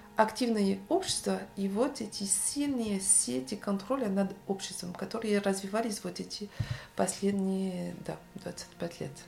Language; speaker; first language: Russian; non-native, fluent; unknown